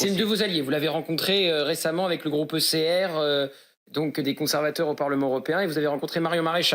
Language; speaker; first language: French; native; French